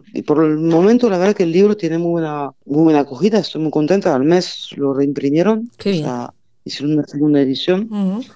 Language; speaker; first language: Spanish; non-native, fluent; French